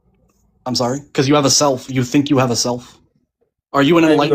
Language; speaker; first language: English; early bilingual, heritage; Punjabi